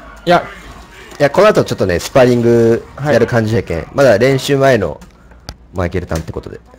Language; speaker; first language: Japanese; native; Japanese